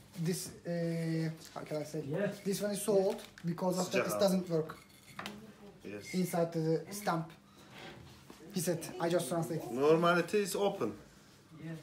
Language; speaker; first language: English; non-native, learner; Turkish